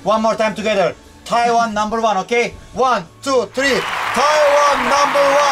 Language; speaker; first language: English; non-native, learner; Turkish